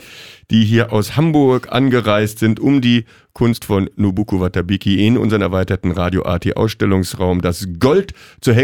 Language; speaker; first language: German; native; German